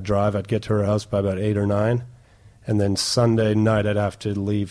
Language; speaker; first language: English; non-native, fluent; German